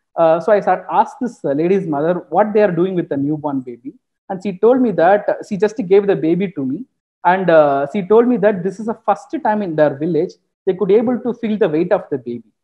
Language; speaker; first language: English; non-native, local second language; Tamil